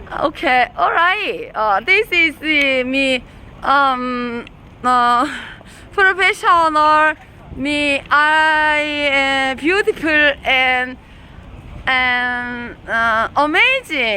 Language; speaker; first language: English; non-native, learner; Korean